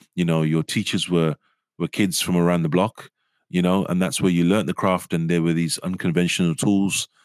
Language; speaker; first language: English; native; English